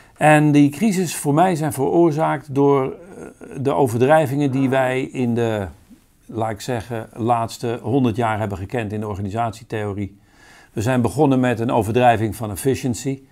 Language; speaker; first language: Dutch; native; Dutch